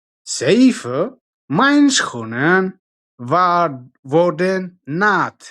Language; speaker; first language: Dutch; non-native, fluent; Tigrinya